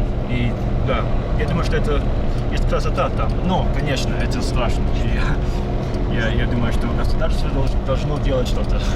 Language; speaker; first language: Russian; non-native, fluent; English